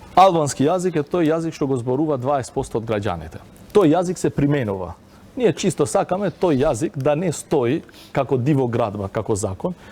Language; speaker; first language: Macedonian; non-native, local second language; Albanian